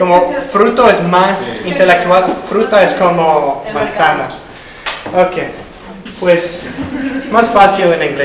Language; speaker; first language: Spanish; non-native, fluent; English